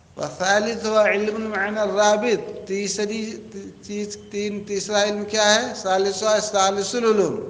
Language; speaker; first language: Urdu; native; Urdu